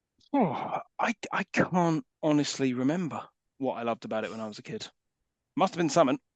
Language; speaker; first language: English; native; English